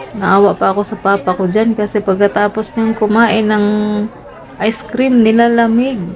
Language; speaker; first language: Filipino; non-native, local second language; Cebuano